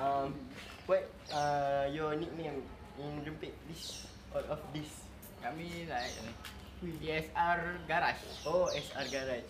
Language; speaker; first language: English; non-native, learner; Malay